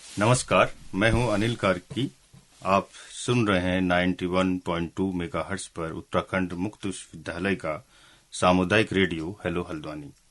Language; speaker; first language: Hindi; non-native, local second language; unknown